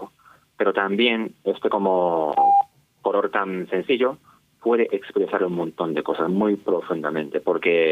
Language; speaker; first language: Spanish; non-native, fluent; Japanese